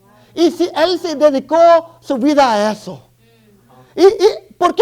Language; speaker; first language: Spanish; early bilingual, other home language; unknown